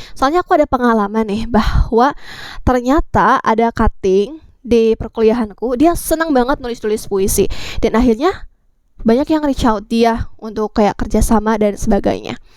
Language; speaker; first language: Indonesian; native; Indonesian